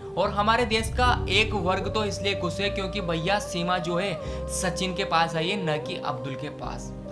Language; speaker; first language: Hindi; native; Hindi